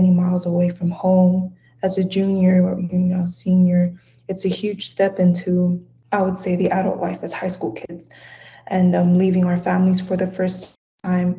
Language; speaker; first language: English; non-native, fluent; Samoan